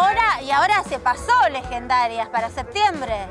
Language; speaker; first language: Spanish; native; Spanish